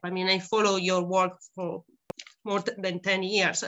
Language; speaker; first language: English; non-native, fluent; Italian